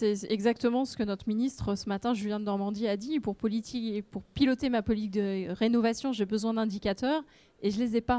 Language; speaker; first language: French; native; French